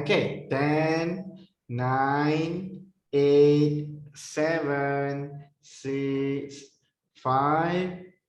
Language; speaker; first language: English; non-native, local second language; Malay